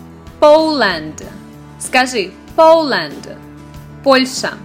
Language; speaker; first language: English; non-native, fluent; Russian